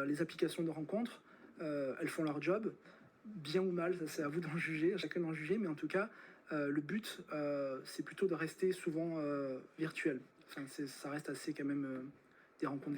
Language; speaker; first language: French; native; French